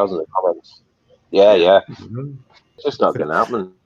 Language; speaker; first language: English; native; English